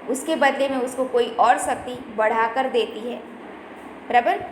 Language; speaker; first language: Hindi; non-native, local second language; Gujarati